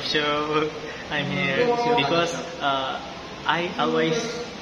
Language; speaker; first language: English; non-native, learner; Indonesian